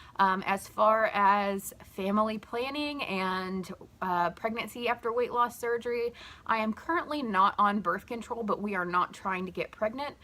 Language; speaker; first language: English; native; English